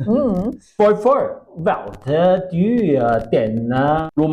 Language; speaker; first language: Norwegian; non-native, learner; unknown